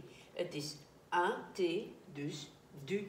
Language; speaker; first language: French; non-native, fluent; Dutch